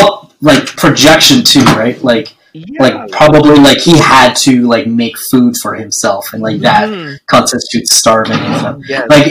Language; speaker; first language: English; native; English